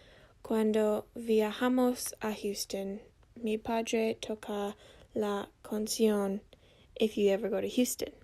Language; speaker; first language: Spanish; non-native, learner; English